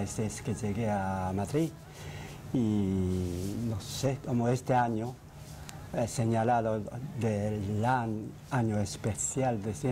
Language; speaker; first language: Spanish; non-native, fluent; Japanese